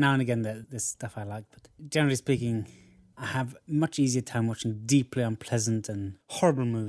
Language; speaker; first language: English; non-native, fluent; Norwegian